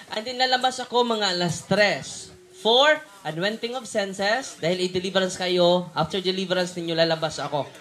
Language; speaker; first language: Filipino; non-native, local second language; Cebuano